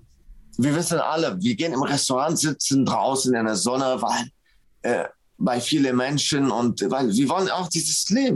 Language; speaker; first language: German; non-native, fluent; Arabic